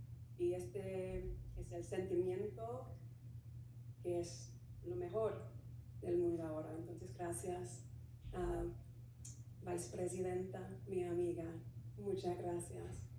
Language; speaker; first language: Spanish; non-native, learner; English